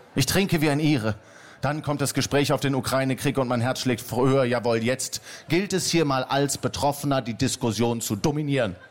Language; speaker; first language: German; native; German